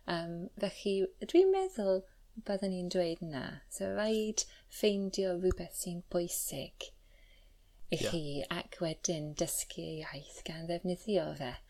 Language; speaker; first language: Welsh; non-native, fluent; English